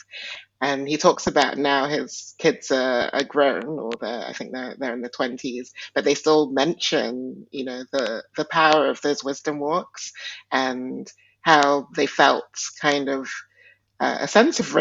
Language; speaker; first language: English; non-native, local second language; Igbo